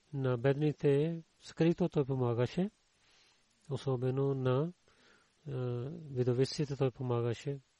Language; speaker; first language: Bulgarian; non-native, learner; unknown